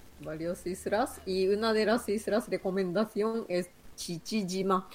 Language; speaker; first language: Spanish; non-native, learner; Japanese